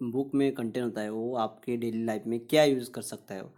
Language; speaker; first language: Hindi; non-native, local second language; Marathi